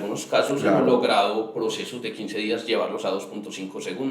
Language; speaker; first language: Spanish; native; Spanish